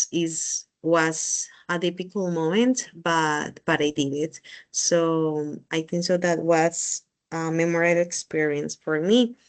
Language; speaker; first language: English; non-native, learner; Spanish